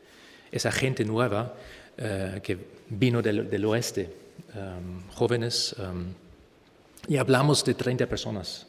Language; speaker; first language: Spanish; non-native, fluent; German